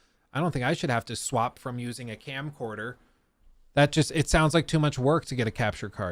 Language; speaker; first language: English; native; English